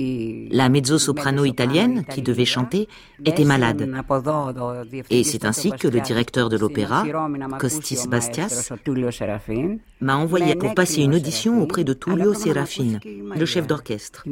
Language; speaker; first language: French; non-native, fluent; Greek